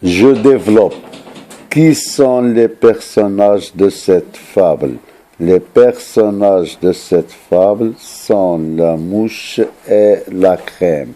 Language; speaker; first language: French; non-native, local second language; Arabic